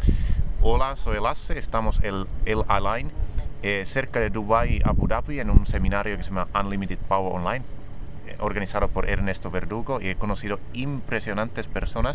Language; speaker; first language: Spanish; non-native, fluent; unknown